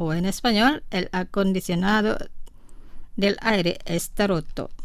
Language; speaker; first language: Spanish; non-native, fluent; Indonesian